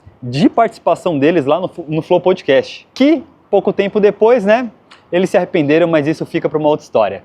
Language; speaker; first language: Portuguese; native; Portuguese